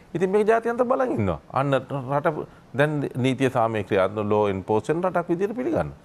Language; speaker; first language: Sinhala; native; Sinhala